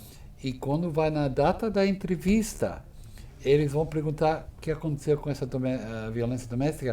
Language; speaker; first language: Portuguese; non-native, fluent; English